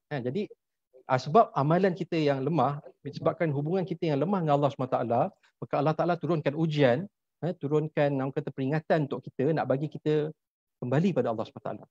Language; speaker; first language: Malay; native; Malay